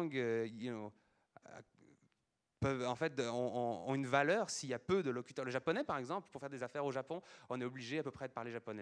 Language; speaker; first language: French; native; French